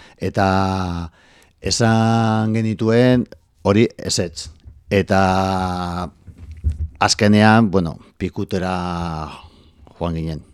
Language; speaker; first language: Basque; non-native, local second language; Spanish